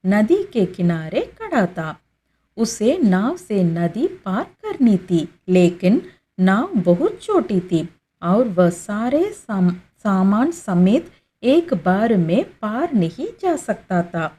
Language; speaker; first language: Hindi; non-native, local second language; Tamil